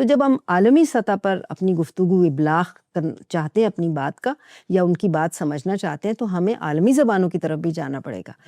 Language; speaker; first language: Urdu; non-native, local second language; Punjabi